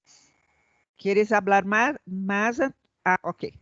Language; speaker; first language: Spanish; non-native, fluent; Portuguese